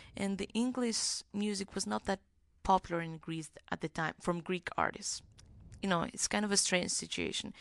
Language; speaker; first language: English; non-native, fluent; Greek